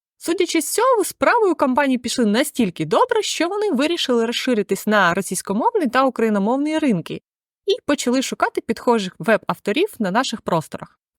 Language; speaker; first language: Ukrainian; native; Ukrainian